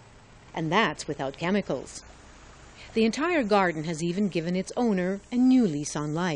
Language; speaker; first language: English; native; English